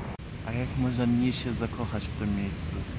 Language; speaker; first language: Polish; non-native, fluent; Persian